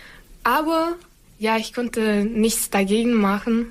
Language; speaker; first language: German; non-native, fluent; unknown